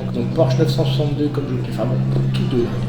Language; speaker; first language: French; native; French